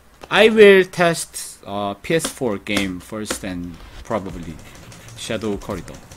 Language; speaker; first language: English; non-native, fluent; Korean